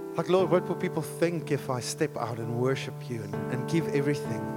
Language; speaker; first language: English; non-native, local second language; Afrikaans